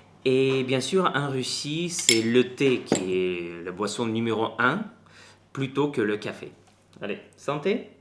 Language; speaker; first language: French; non-native, fluent; Russian